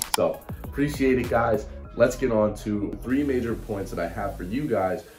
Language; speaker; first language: English; native; English